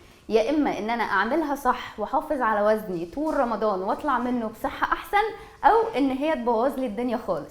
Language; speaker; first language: Arabic; native; Arabic